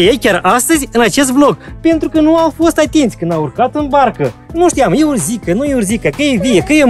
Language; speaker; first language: Romanian; native; Romanian